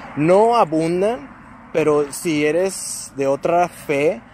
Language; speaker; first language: Spanish; native; Spanish